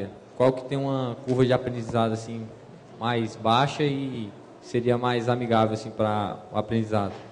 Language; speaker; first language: Portuguese; native; Portuguese